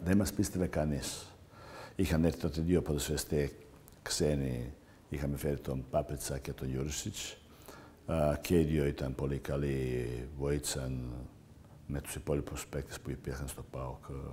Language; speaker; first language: Greek; non-native, fluent; Serbian